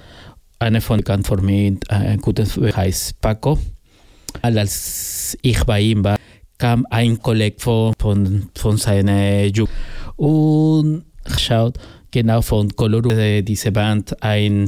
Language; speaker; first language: German; non-native, learner; Spanish